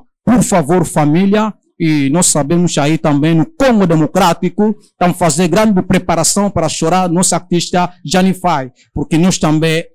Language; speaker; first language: Portuguese; non-native, learner; Lingala